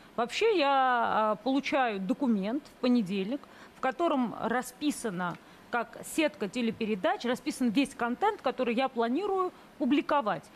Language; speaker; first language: Russian; native; Russian